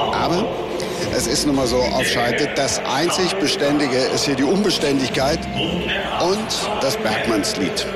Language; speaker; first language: German; native; German